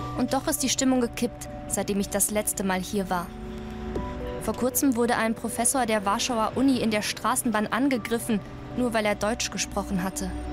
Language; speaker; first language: German; early bilingual, other home language; Polish